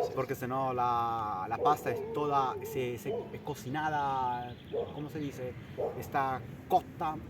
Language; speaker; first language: Spanish; early bilingual, heritage; Italian